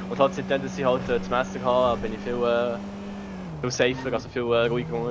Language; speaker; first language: German; native; German